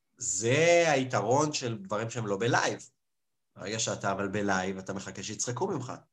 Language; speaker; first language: Hebrew; early bilingual, other home language; Russian